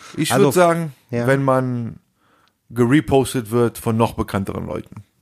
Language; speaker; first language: German; native; German